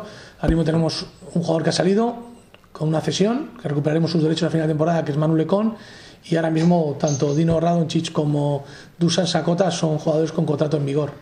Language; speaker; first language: Spanish; native; Spanish